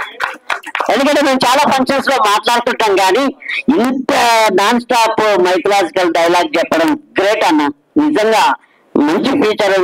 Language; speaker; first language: Telugu; native; Telugu